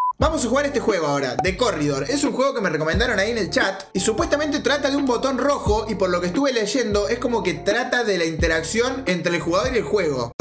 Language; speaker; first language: Spanish; native; Spanish